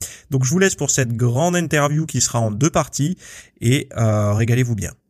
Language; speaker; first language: French; native; French